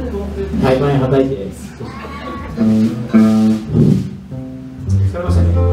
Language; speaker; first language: Japanese; native; Japanese